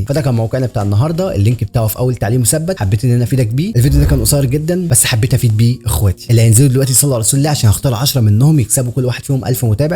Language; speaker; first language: Arabic; native; Arabic